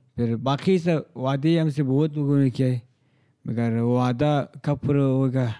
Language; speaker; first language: Urdu; non-native, local second language; Hazaragi